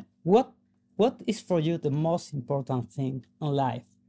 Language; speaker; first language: English; non-native, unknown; Spanish